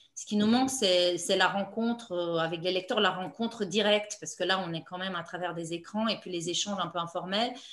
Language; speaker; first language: French; non-native, fluent; Romanian